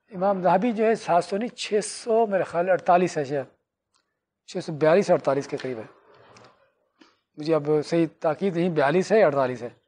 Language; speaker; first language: Urdu; native; Urdu